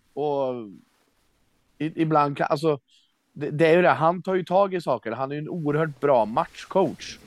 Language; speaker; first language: Swedish; native; Swedish